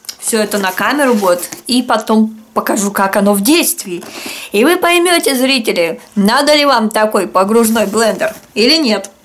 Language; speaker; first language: Russian; native; Russian